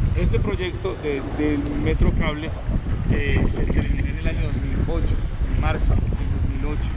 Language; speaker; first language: Spanish; native; Spanish